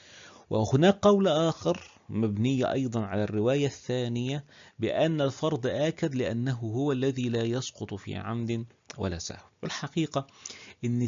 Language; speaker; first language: Arabic; native; Arabic